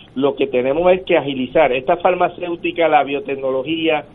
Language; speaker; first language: Spanish; native; Spanish